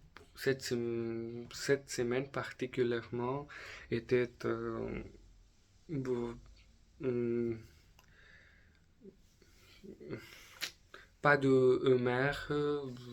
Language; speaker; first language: French; non-native, learner; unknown